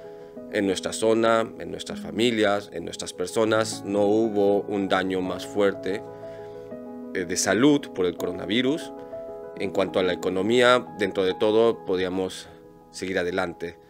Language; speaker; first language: Spanish; native; Spanish